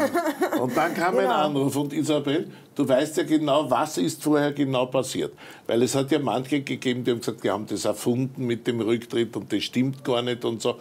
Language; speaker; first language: German; native; German